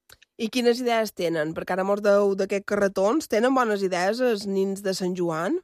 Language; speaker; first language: Catalan; native; Catalan